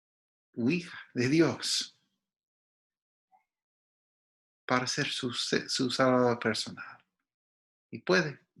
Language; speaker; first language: Spanish; non-native, fluent; English